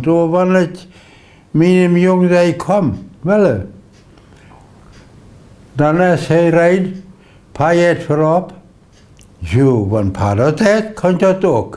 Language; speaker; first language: German; non-native, local second language; Low German